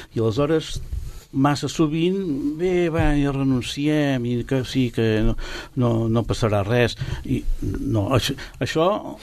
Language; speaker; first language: Catalan; native; Catalan